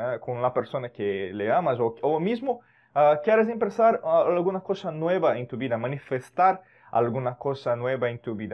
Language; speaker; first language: Spanish; non-native, fluent; Portuguese